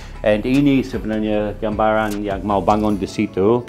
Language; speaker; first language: Indonesian; non-native, fluent; English